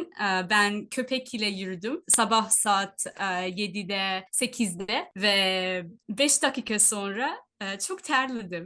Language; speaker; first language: Turkish; non-native, fluent; Telugu